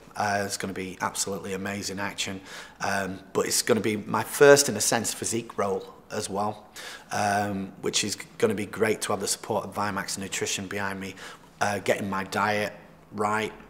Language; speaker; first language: English; native; English